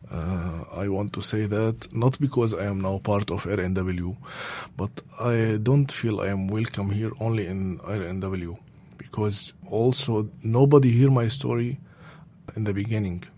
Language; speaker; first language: English; non-native, learner; Arabic